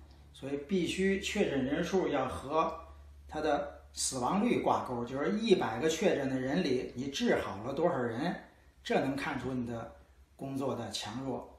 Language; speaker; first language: Chinese; native; Chinese